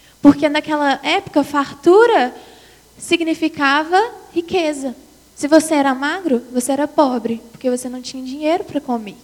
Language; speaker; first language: Portuguese; native; Portuguese